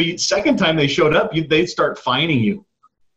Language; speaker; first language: English; native; English